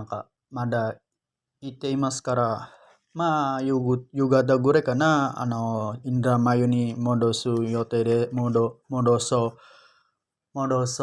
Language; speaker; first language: Japanese; non-native, learner; Indonesian